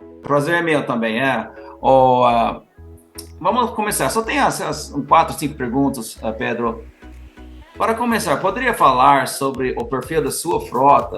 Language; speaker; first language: Portuguese; non-native, learner; English